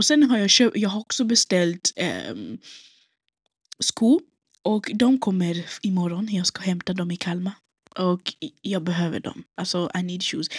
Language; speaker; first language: Swedish; non-native, local second language; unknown